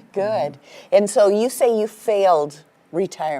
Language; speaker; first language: English; native; English